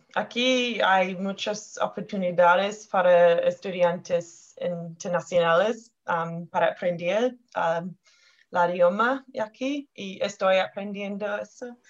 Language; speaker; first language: Spanish; non-native, learner; English